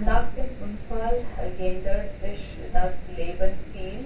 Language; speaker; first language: German; non-native, learner; Hindi